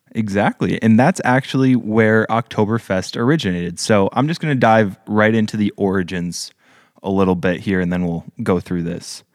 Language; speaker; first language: English; native; English